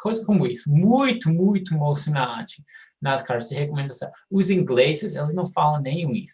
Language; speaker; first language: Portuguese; non-native, fluent; English